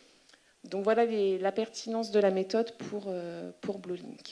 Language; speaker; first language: French; native; French